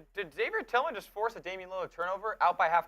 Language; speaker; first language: English; native; English